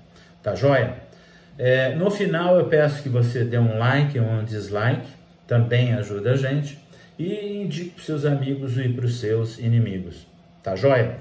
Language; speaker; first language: Portuguese; native; Portuguese